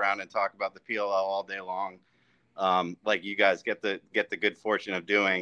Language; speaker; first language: English; native; English